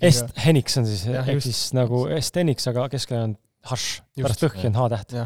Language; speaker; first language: Estonian; native; Estonian